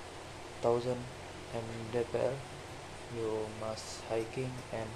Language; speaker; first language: English; non-native, learner; Indonesian